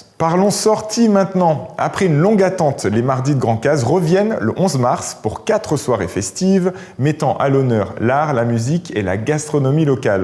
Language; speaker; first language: French; native; French